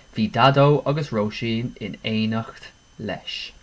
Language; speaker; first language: Irish; non-native, local second language; English